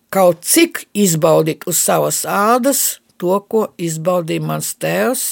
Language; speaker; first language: Latvian; non-native, local second language; Russian